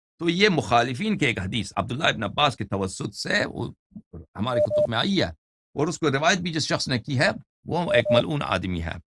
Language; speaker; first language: Urdu; non-native, fluent; Persian